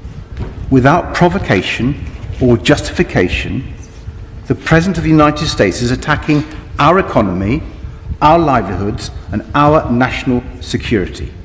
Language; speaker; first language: English; native; English